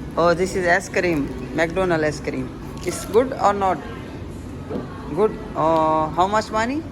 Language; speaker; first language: English; non-native, learner; Punjabi